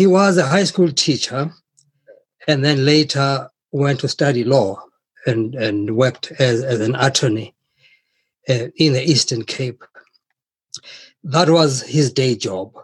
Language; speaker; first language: English; non-native, local second language; Xhosa